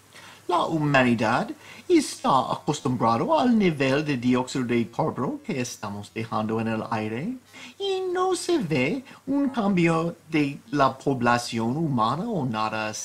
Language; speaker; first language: Spanish; non-native, learner; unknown